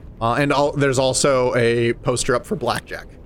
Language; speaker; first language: English; native; English